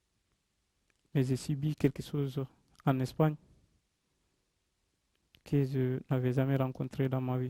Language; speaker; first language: French; non-native, local second language; Fula